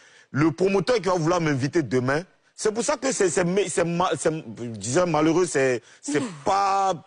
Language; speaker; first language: French; native; French